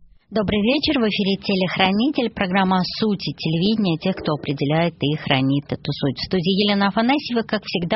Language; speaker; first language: Russian; native; Russian